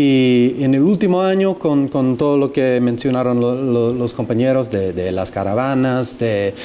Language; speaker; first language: Spanish; non-native, fluent; English